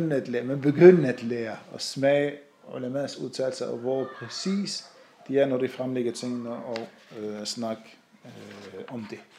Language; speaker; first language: Danish; non-native, fluent; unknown